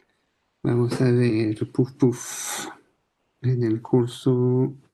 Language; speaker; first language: Spanish; non-native, fluent; French